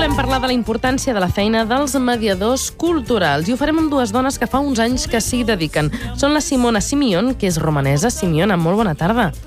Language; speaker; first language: Catalan; native; Catalan